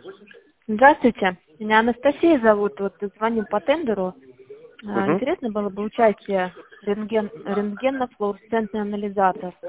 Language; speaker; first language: Russian; native; Russian